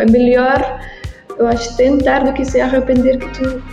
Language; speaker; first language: Portuguese; non-native, learner; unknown